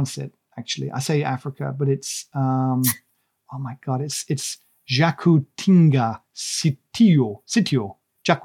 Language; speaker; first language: English; native; English